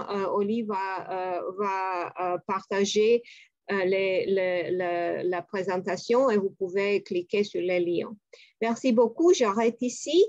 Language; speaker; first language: French; non-native, fluent; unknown